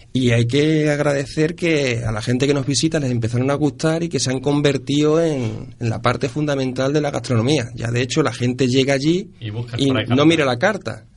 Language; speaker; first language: Spanish; native; Spanish